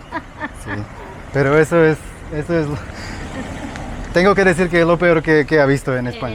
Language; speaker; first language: Spanish; non-native, learner; Slovak